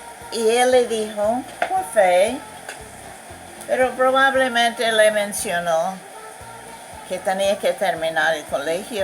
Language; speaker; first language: Spanish; non-native, fluent; English